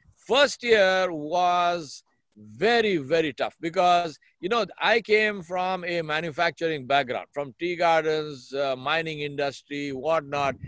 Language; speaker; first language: English; non-native, local second language; Urdu